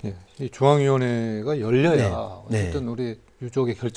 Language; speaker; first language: Korean; native; Korean